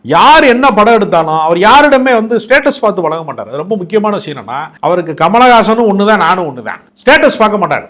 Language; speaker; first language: Tamil; native; Tamil